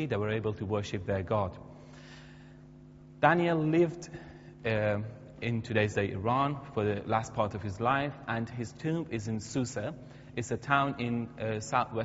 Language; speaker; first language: English; non-native, fluent; Persian